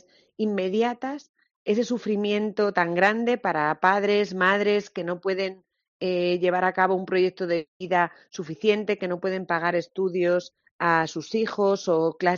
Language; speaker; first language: Spanish; native; Spanish